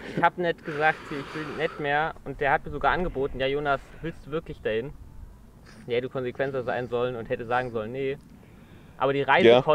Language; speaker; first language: German; native; German